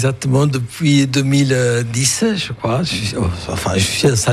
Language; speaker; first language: French; non-native, fluent; Italian